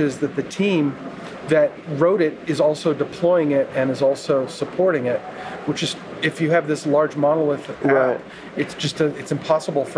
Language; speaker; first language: English; native; English